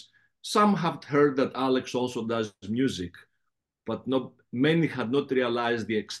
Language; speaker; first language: English; non-native, fluent; Greek